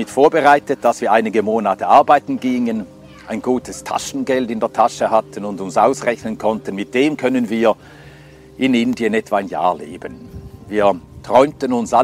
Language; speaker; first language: German; non-native, fluent; Swedish